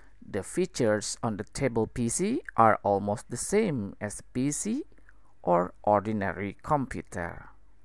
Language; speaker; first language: English; non-native, fluent; Indonesian